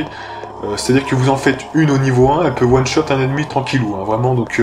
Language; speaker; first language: French; native; French